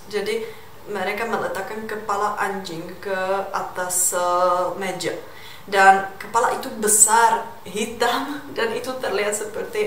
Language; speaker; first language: Indonesian; non-native, fluent; Czech